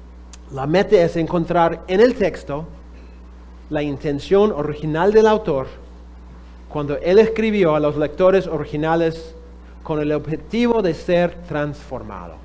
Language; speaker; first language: Spanish; non-native, fluent; English